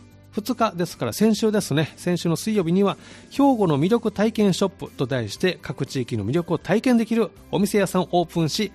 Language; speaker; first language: Japanese; native; Japanese